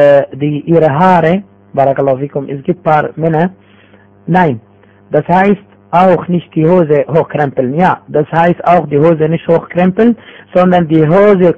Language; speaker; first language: German; non-native, fluent; Arabic